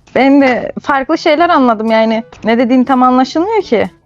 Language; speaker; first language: Turkish; native; Turkish